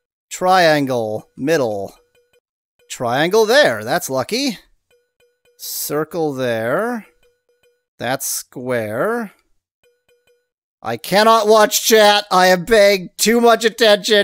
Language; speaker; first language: English; native; English